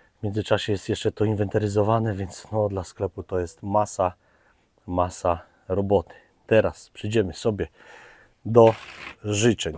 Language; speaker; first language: Polish; native; Polish